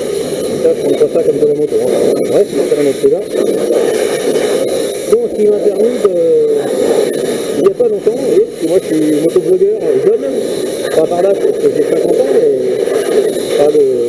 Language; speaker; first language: French; native; French